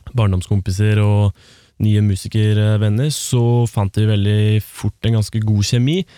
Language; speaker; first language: Norwegian; native; Norwegian